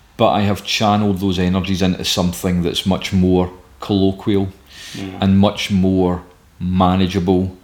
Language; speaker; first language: English; native; English